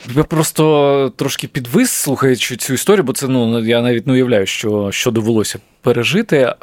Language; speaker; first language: Ukrainian; native; Ukrainian